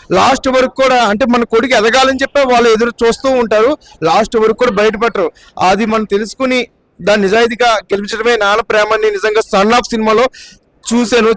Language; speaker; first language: Telugu; native; Telugu